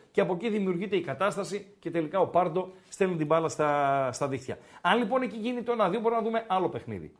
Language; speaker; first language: Greek; native; Greek